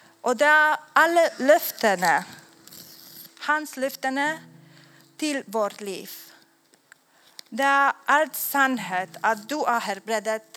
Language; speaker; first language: Swedish; non-native, learner; Polish